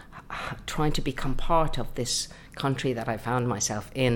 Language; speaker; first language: English; native; English